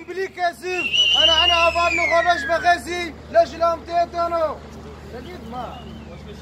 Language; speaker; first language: Hebrew; non-native, learner; Turkish